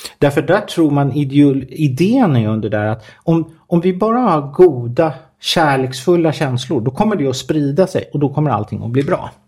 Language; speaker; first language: Swedish; native; Swedish